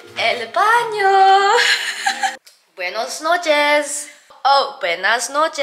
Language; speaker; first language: Spanish; non-native, learner; English